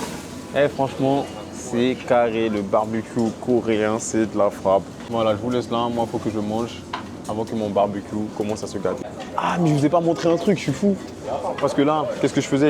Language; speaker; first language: French; native; French